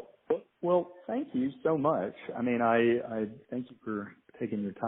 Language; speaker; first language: English; native; English